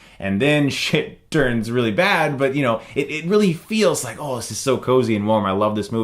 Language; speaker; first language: English; native; English